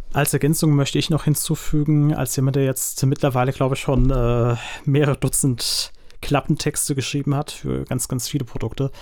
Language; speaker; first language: German; native; German